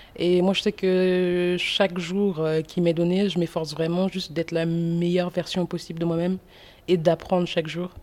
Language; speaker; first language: French; early bilingual, other home language; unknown